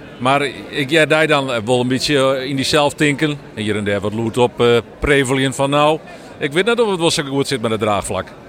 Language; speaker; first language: Dutch; non-native, local second language; Western Frisian